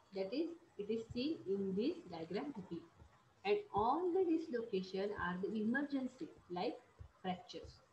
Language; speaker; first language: English; non-native, local second language; Marathi